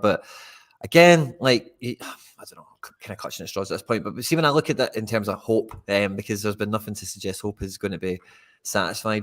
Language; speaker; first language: English; native; English